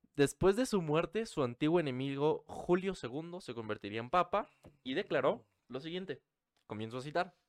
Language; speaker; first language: Spanish; native; Spanish